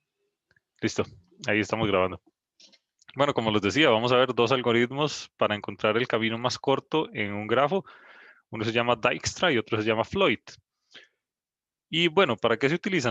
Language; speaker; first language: Spanish; native; Spanish